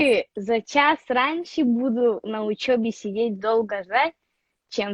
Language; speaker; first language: Russian; non-native, local second language; Yakut